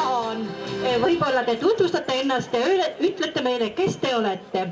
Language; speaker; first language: Estonian; native; Estonian